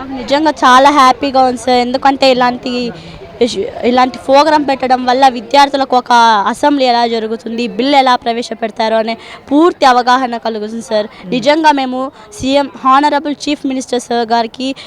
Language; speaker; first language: Telugu; native; Telugu